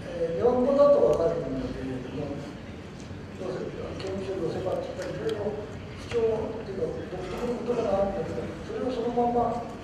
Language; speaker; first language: Japanese; native; Japanese